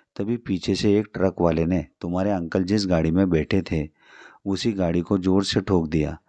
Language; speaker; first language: Hindi; non-native, local second language; Marathi